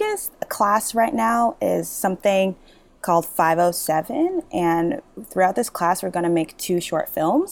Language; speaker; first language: English; native; English